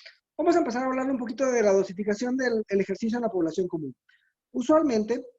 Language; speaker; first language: Spanish; native; Spanish